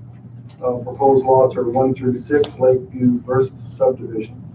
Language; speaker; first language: English; native; English